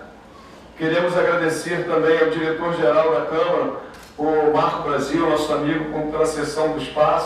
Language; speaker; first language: Portuguese; native; Portuguese